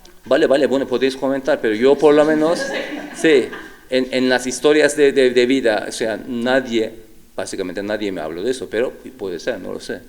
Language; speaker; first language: Spanish; non-native, fluent; Turkish